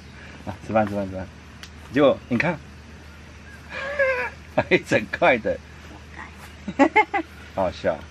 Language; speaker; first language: Chinese; native; Chinese